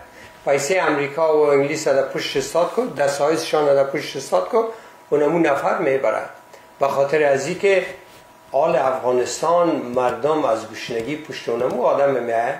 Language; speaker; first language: Persian; native; Persian